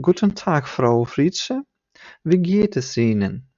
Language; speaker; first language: German; non-native, fluent; Ukrainian